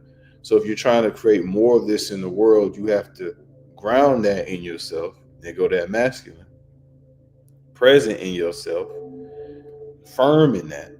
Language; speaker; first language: English; native; English